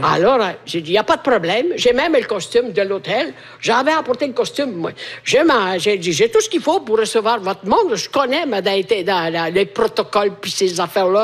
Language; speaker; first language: French; native; French